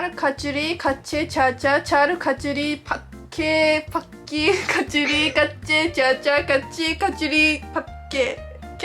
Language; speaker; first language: Hindi; non-native, learner; Japanese